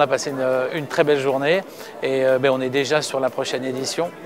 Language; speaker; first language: French; native; French